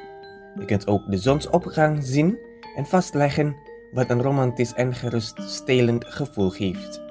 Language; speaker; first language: Dutch; non-native, fluent; Indonesian